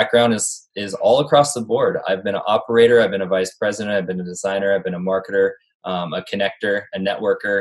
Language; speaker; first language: English; native; English